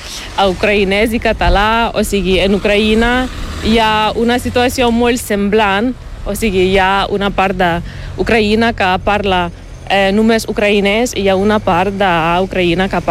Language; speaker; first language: Catalan; non-native, learner; Ukrainian